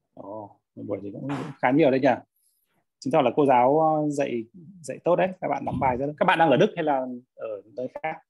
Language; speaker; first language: Vietnamese; native; Vietnamese